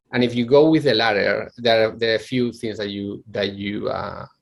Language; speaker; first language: English; non-native, fluent; Spanish